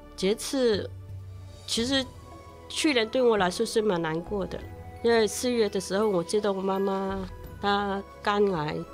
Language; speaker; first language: Chinese; non-native, local second language; Cantonese